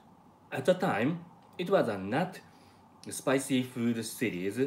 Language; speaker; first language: English; non-native, learner; Japanese